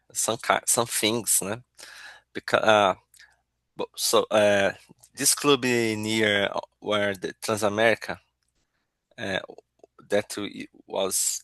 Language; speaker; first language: English; non-native, learner; Portuguese